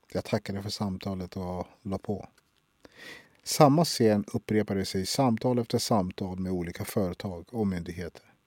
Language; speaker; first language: Swedish; early bilingual, other home language; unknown